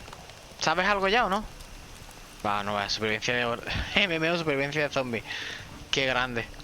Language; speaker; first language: Spanish; native; Spanish